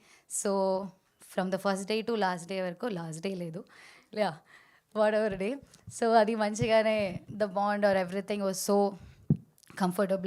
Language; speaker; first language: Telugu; non-native, learner; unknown